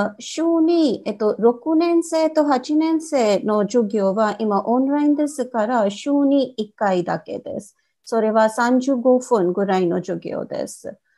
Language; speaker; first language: Japanese; non-native, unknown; Hindi